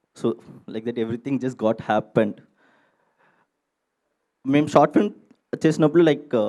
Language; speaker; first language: Telugu; early bilingual, heritage; Telugu